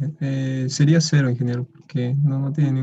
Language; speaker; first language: Spanish; native; Spanish